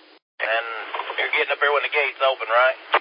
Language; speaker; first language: English; native; English